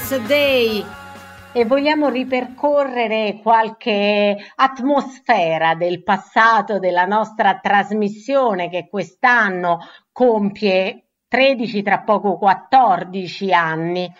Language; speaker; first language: Italian; native; Italian